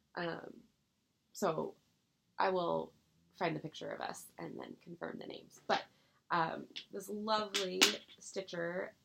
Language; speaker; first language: English; native; English